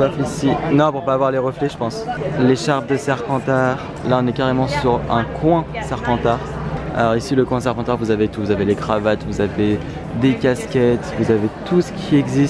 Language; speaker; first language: French; native; French